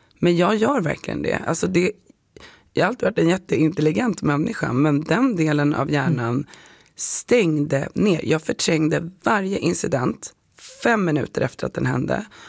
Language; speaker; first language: Swedish; native; Swedish